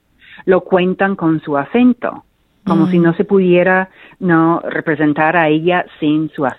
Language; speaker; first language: Spanish; non-native, fluent; English